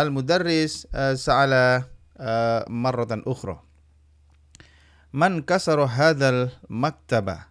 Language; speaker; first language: Arabic; non-native, fluent; Indonesian